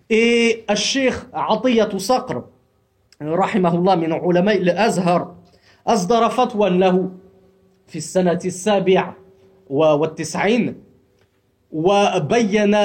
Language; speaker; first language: Arabic; non-native, fluent; French